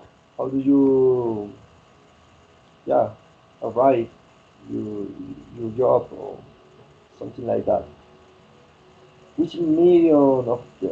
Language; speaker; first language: English; non-native, learner; Spanish